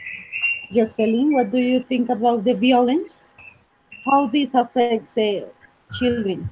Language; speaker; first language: English; non-native, fluent; Spanish